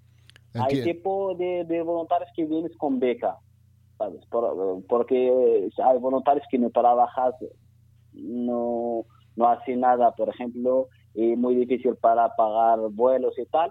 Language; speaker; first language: Spanish; non-native, learner; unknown